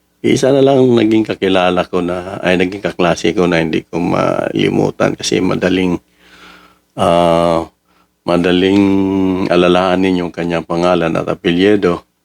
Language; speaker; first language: Filipino; non-native, local second language; Cebuano